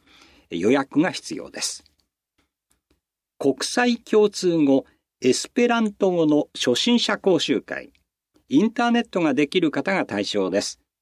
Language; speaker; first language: Japanese; native; Japanese